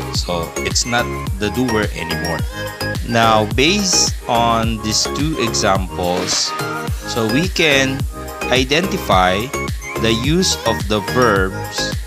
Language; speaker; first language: English; non-native, local second language; Filipino